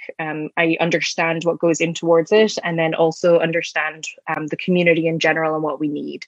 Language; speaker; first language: English; native; English